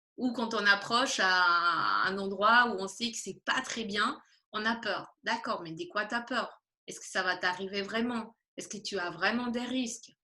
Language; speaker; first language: French; non-native, fluent; Spanish